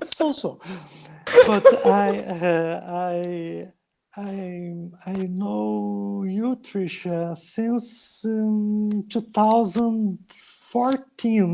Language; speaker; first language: English; non-native, learner; Portuguese